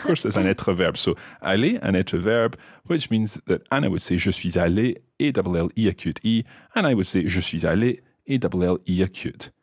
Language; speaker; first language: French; non-native, fluent; English